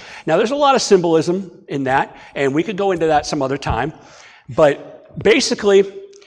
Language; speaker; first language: English; native; English